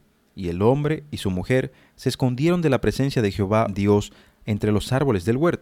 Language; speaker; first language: Spanish; native; Spanish